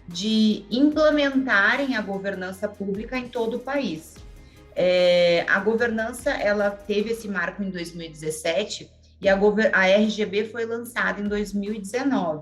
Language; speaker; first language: Portuguese; native; Portuguese